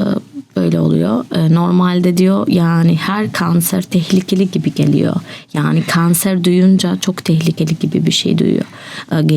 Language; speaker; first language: Turkish; non-native, learner; Albanian